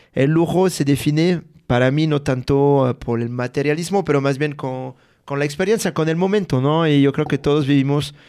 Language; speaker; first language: Spanish; non-native, fluent; French